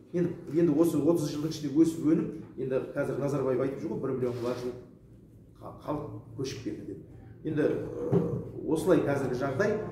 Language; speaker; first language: Kazakh; early bilingual, heritage; Kazakh